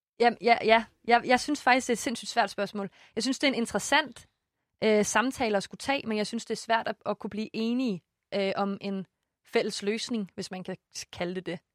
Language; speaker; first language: Danish; native; Danish